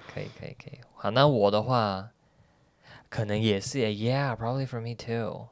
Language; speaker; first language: Chinese; native; Chinese